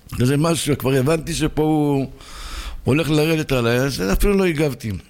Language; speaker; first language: Hebrew; native; Hebrew